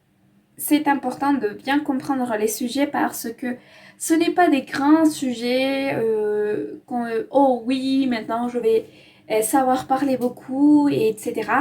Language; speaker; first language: French; non-native, fluent; Spanish